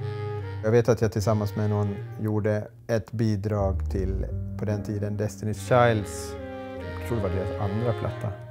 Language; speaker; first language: Swedish; native; Swedish